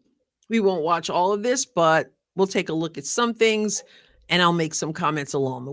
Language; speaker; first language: English; native; English